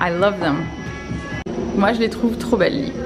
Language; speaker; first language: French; native; French